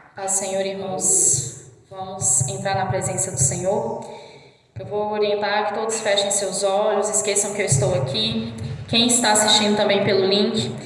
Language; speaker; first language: Portuguese; native; Portuguese